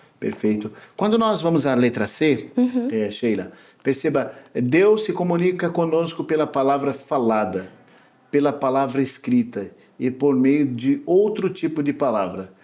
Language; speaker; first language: Portuguese; native; Portuguese